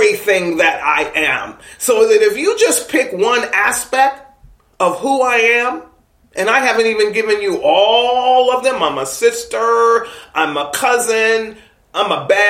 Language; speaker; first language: English; native; English